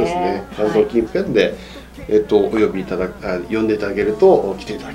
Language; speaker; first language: Japanese; native; Japanese